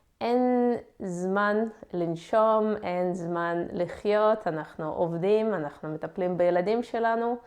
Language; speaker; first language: Hebrew; non-native, fluent; Russian